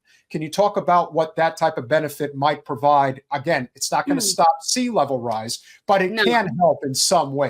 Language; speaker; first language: English; native; English